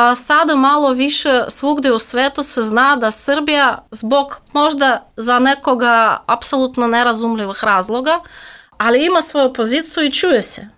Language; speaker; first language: Serbian; non-native, fluent; Russian